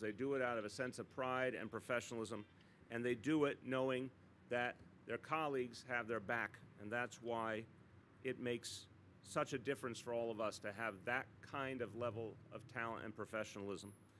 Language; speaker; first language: English; native; English